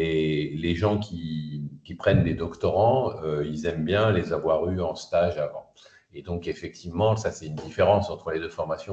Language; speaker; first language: French; native; French